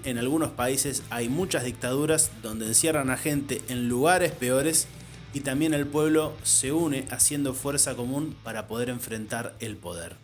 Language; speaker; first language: Spanish; native; Spanish